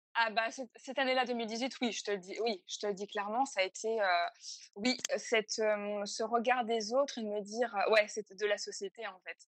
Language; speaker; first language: French; native; French